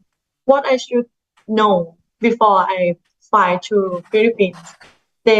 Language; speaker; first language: English; non-native, learner; Thai